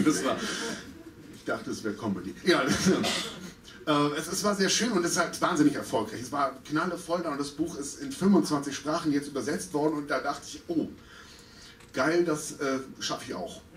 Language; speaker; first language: German; native; German